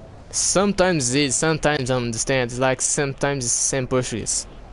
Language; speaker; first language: English; non-native, learner; Portuguese